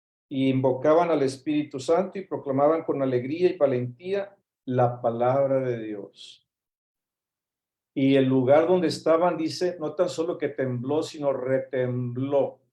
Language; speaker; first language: Spanish; native; Spanish